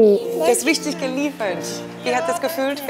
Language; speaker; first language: German; non-native, fluent; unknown